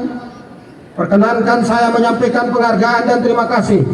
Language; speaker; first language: Indonesian; native; Indonesian